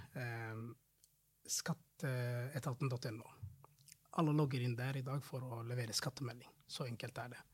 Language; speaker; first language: Norwegian; non-native, fluent; Somali